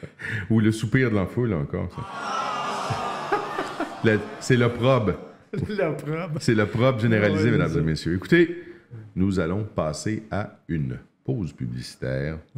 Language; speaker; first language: French; native; French